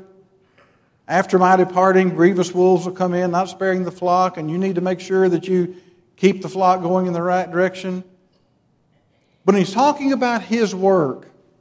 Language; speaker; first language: English; native; English